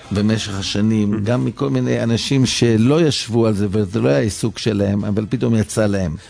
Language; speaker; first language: Hebrew; early bilingual, other home language; Yiddish